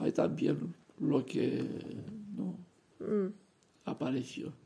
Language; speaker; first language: Spanish; non-native, fluent; Romanian